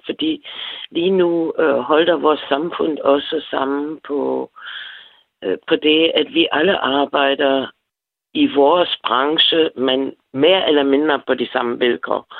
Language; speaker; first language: Danish; non-native, fluent; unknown